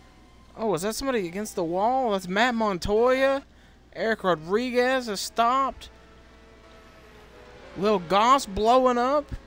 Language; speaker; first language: English; native; English